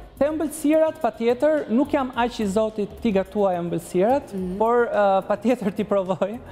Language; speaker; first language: Albanian; native; Albanian